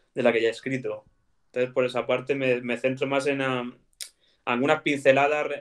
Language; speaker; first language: Spanish; native; Spanish